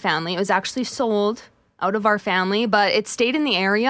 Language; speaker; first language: English; native; English